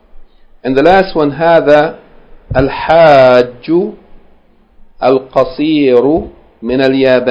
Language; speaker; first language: Arabic; non-native, fluent; English